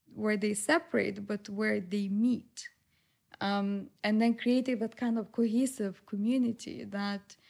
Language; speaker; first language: English; non-native, fluent; Lithuanian